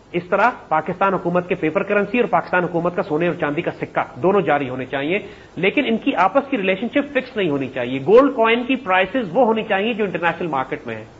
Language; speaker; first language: Urdu; native; Urdu